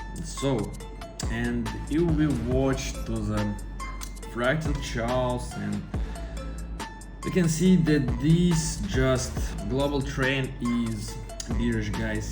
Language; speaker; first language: English; non-native, fluent; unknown